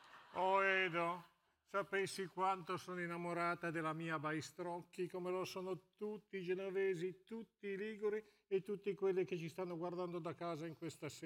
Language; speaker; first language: Italian; native; Italian